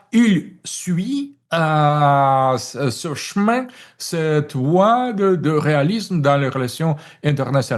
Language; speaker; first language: French; non-native, fluent; Russian